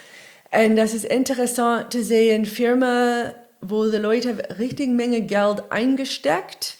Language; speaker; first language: German; non-native, learner; English